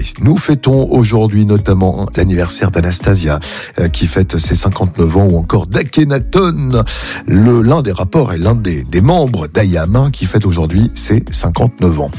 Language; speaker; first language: French; native; French